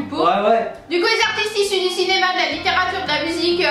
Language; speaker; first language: French; native; French